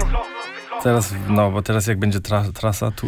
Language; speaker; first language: Polish; early bilingual, heritage; Polish